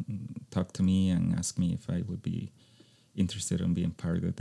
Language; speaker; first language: English; non-native, fluent; Spanish